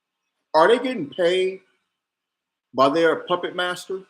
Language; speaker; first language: English; native; English